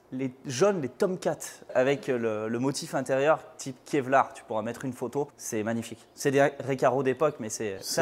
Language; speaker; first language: French; native; French